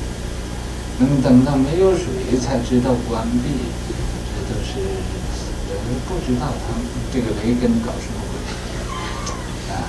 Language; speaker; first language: Chinese; native; Chinese